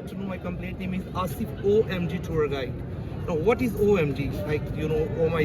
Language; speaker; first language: English; non-native, local second language; Urdu